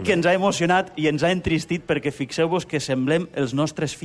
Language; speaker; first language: Catalan; native; Catalan